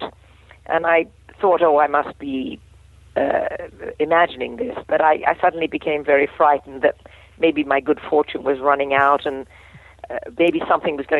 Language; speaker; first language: English; native; English